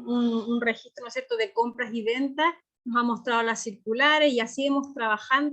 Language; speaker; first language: Spanish; native; Spanish